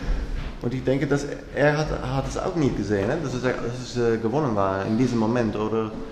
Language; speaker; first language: German; non-native, learner; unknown